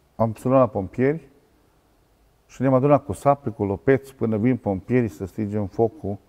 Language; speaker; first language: Romanian; native; Romanian